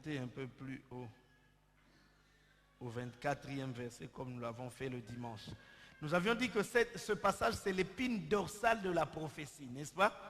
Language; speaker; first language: French; non-native, local second language; Lingala